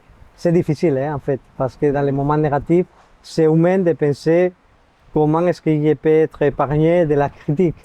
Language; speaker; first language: French; non-native, fluent; Spanish